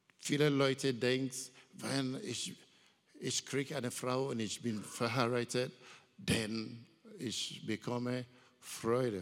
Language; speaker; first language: German; non-native, learner; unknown